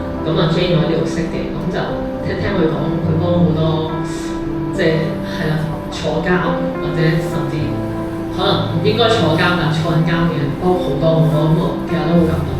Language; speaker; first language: Cantonese; native; Cantonese